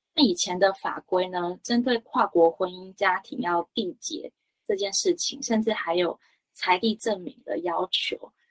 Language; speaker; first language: Chinese; native; Chinese